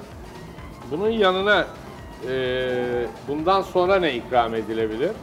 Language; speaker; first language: Turkish; native; Turkish